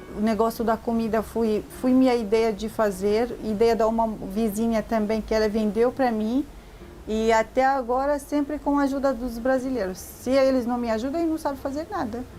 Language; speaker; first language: Portuguese; non-native, learner; Arabic